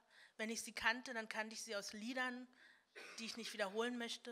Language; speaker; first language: German; early bilingual, other home language; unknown